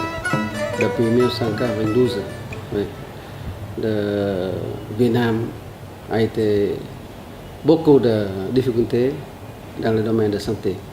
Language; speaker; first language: French; non-native, learner; Vietnamese